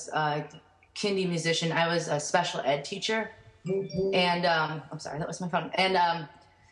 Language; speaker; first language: English; native; English